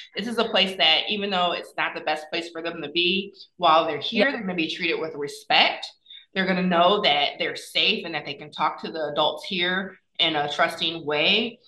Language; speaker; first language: English; native; English